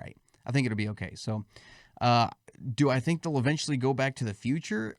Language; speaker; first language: English; native; English